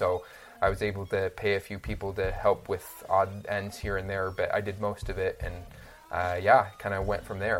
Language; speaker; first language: English; native; English